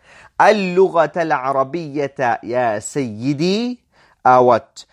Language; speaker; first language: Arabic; non-native, fluent; English